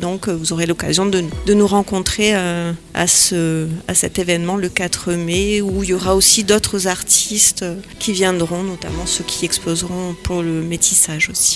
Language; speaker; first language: French; native; French